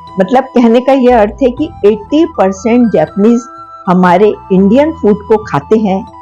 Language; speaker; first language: Hindi; non-native, local second language; Marathi